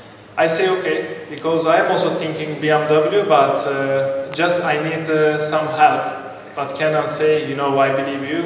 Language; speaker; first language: English; non-native, learner; Turkish